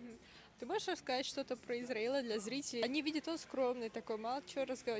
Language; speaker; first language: Russian; native; Russian